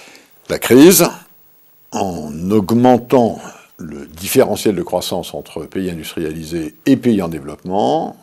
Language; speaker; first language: French; native; French